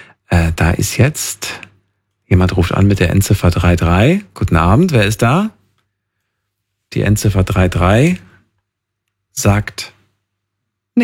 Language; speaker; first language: German; native; German